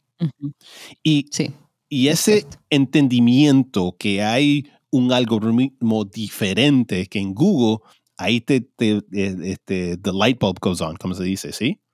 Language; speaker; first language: Spanish; early bilingual, heritage; Spanish